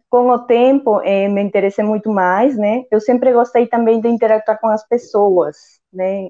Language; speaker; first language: Portuguese; non-native, fluent; Spanish